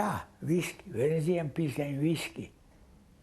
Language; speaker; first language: German; non-native, fluent; Hungarian